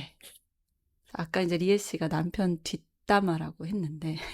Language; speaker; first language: Korean; native; Korean